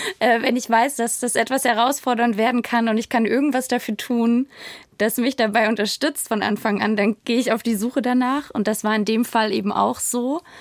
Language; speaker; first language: German; native; German